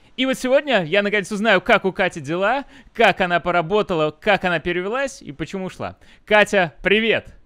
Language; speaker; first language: Russian; native; Russian